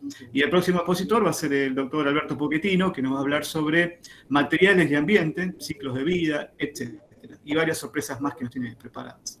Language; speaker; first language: Spanish; native; Spanish